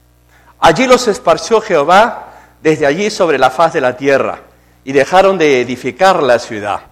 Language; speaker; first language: Spanish; native; Spanish